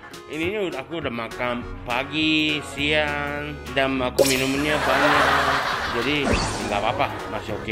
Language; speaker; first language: Indonesian; non-native, learner; Japanese